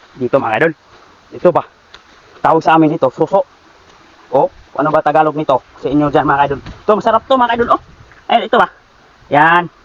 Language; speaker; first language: Filipino; non-native, local second language; Cebuano